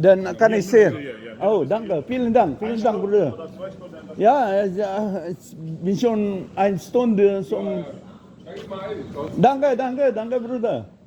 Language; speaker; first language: German; non-native, learner; Filipino